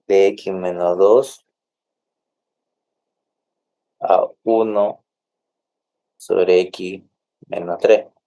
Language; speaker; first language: Spanish; native; Spanish